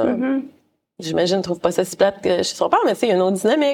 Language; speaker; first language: French; native; French